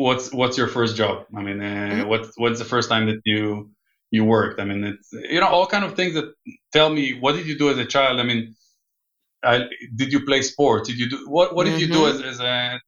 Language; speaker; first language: English; non-native, fluent; Hebrew